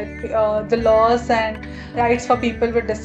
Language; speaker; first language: English; non-native, local second language; Gujarati